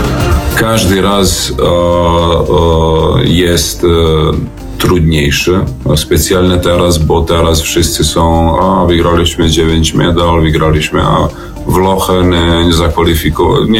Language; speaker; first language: Polish; non-native, fluent; Serbian